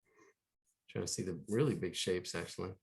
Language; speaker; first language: English; native; English